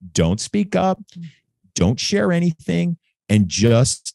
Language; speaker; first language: English; native; English